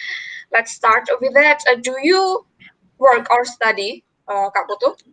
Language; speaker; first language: English; non-native, fluent; Indonesian